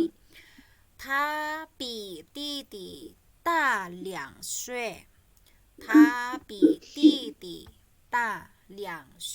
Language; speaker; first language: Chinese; non-native, fluent; Indonesian